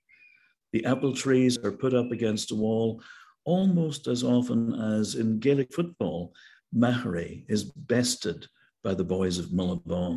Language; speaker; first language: English; native; English